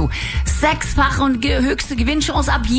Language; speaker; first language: German; native; German